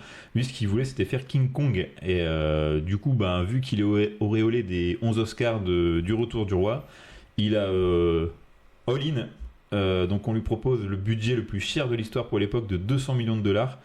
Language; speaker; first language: French; native; French